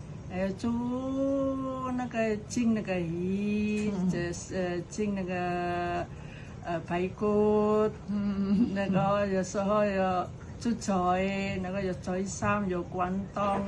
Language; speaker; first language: Cantonese; non-native, learner; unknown